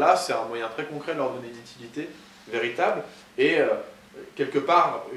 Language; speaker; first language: French; native; French